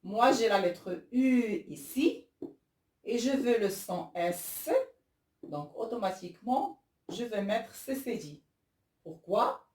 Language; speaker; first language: French; non-native, local second language; Arabic